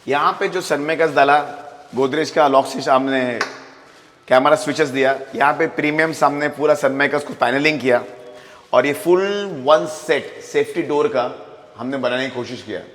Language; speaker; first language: Hindi; non-native, local second language; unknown